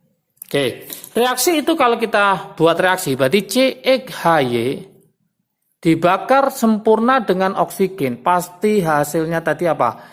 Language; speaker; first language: Indonesian; native; Indonesian